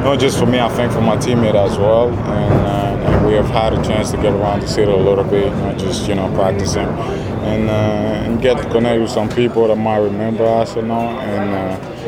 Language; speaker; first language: English; non-native, fluent; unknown